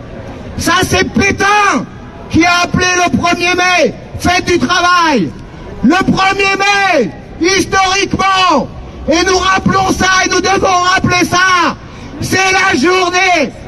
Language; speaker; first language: French; native; French